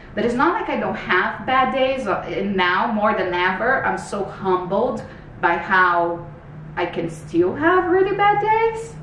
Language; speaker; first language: English; non-native, fluent; Portuguese